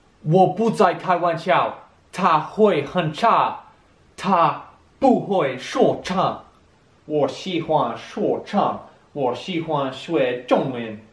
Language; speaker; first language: Chinese; non-native, learner; English